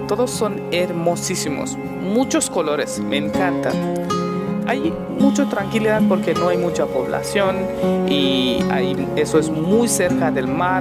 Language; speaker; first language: Spanish; non-native, learner; Hindi